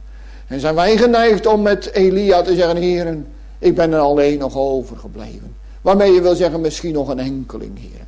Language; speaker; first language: Dutch; native; Dutch